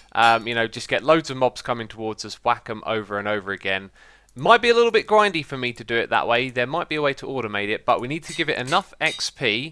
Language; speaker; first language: English; native; English